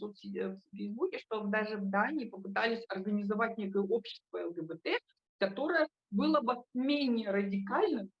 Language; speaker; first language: Russian; native; Russian